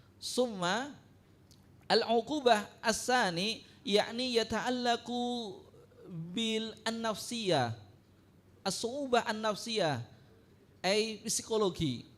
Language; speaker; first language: Arabic; non-native, fluent; Indonesian